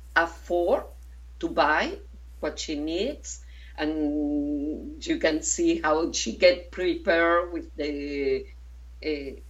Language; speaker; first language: English; non-native, fluent; Spanish